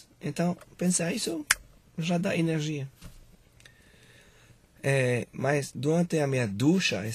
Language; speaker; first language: Portuguese; non-native, learner; Spanish